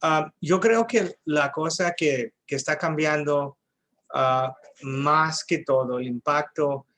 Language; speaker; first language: Spanish; early bilingual, heritage; English